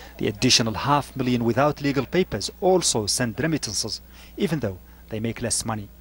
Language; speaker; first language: English; non-native, fluent; Arabic